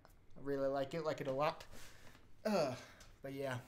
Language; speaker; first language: English; native; English